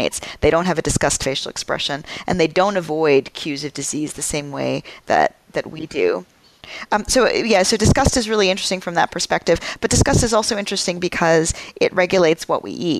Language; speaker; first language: English; native; English